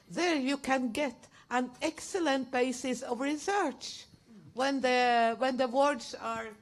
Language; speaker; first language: English; non-native, fluent; Dutch